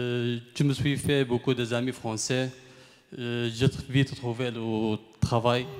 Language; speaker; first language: French; non-native, learner; Arabic